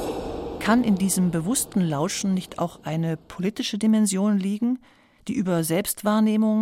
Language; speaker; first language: German; native; German